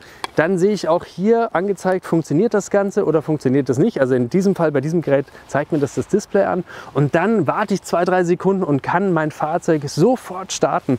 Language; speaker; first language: German; native; German